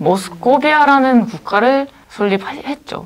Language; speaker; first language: Korean; non-native, fluent; Ukrainian